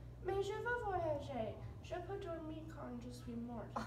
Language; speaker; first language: French; non-native, learner; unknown